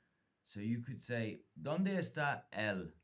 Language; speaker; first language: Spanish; non-native, fluent; English